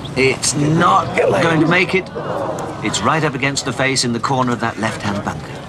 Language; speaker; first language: English; native; English